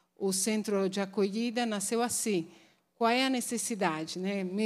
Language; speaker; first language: Portuguese; non-native, fluent; Italian